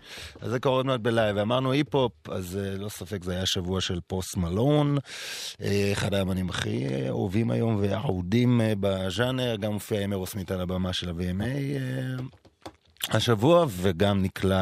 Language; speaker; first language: Hebrew; native; Hebrew